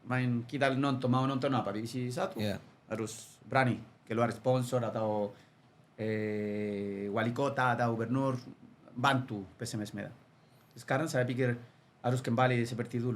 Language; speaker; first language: Indonesian; non-native, fluent; Spanish